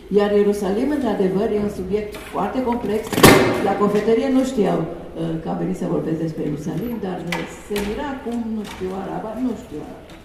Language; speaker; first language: Romanian; early bilingual, heritage; Romanian